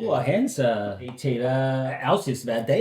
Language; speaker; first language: Danish; non-native, learner; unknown